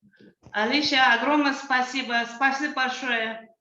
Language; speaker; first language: Russian; non-native, fluent; Mongolian